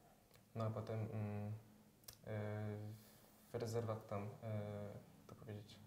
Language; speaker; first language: Polish; early bilingual, heritage; French